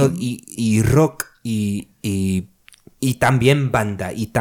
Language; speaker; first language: Spanish; early bilingual, other home language; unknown